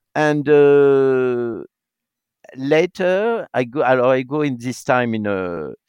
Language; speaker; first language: English; non-native, learner; French